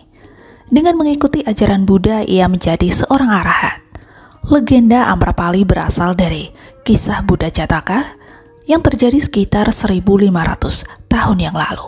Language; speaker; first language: Indonesian; native; Indonesian